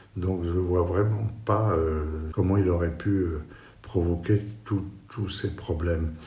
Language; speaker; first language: French; non-native, fluent; Spanish